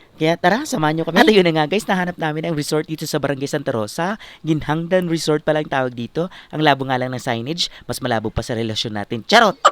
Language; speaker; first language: Filipino; non-native, local second language; Waray